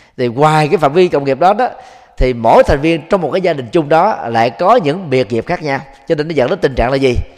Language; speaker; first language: Vietnamese; native; Vietnamese